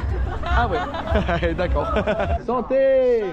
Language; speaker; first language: French; native; French